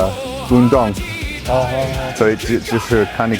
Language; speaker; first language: Chinese; non-native, fluent; English